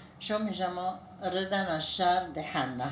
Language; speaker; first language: Spanish; non-native, fluent; Arabic